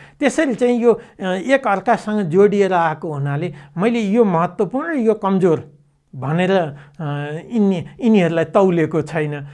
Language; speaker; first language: Nepali; native; Nepali